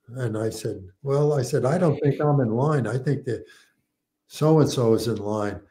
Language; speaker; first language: English; native; English